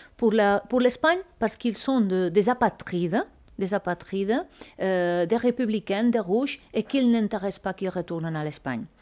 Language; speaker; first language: French; non-native, fluent; Spanish